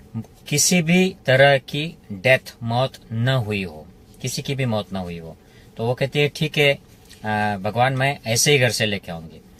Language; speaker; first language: Hindi; non-native, local second language; Marathi